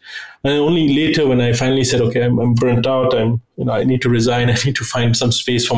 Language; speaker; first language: English; native; English